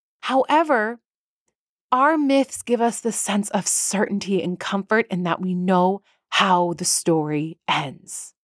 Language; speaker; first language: English; early bilingual, other home language; Persian